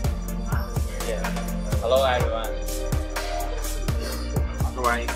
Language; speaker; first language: English; non-native, learner; Chinese